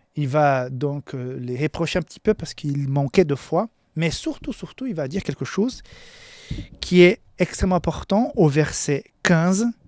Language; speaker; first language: French; non-native, fluent; Portuguese